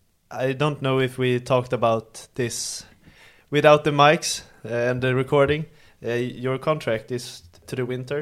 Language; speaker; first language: English; non-native, fluent; Swedish